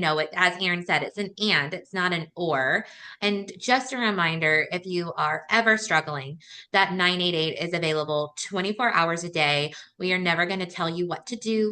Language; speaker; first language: English; native; English